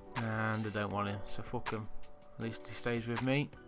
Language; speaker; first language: English; native; English